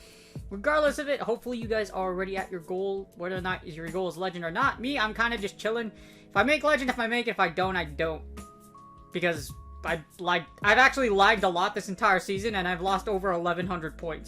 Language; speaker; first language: English; native; English